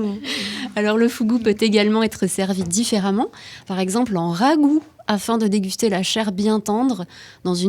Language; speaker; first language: French; native; French